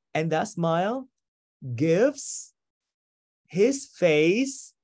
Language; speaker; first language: English; non-native, fluent; Vietnamese